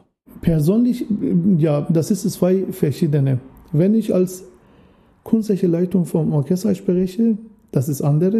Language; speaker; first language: German; non-native, fluent; Persian